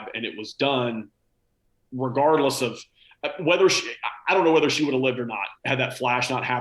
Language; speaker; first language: English; native; English